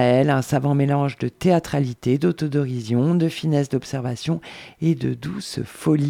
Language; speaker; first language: French; native; French